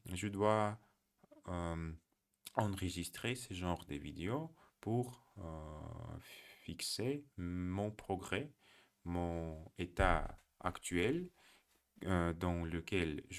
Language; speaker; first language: French; non-native, learner; Russian